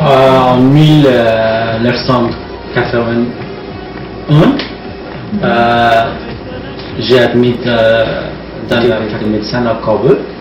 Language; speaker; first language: French; non-native, learner; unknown